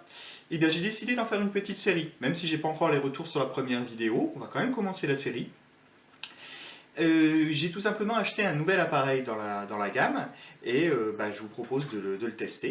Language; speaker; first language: French; native; French